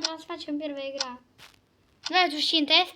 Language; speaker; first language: Romanian; early bilingual, heritage; Romanian